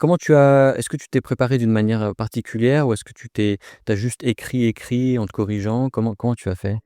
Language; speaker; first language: French; native; French